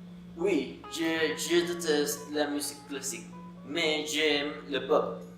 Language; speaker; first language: French; non-native, learner; Spanish